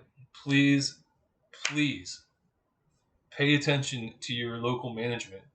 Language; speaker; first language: English; native; English